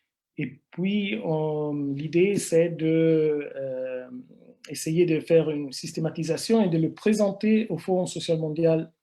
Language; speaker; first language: French; non-native, fluent; Italian